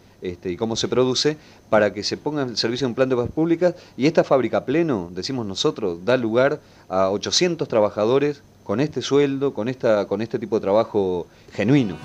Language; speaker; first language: Spanish; native; Spanish